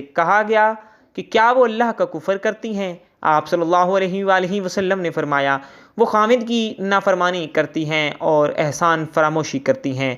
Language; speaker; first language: Urdu; native; Urdu